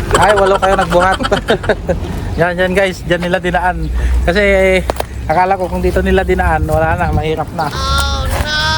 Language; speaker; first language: Filipino; native; Filipino